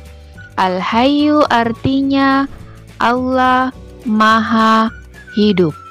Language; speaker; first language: Indonesian; native; Indonesian